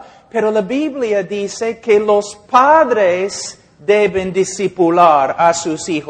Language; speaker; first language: Spanish; non-native, fluent; English